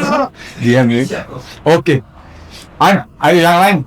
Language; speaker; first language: Indonesian; non-native, fluent; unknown